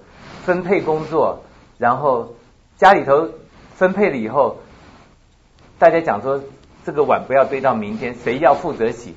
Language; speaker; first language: Chinese; native; Chinese